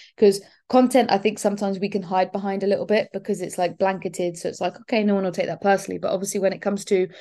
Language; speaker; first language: English; native; English